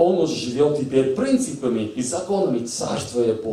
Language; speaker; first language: Russian; native; Russian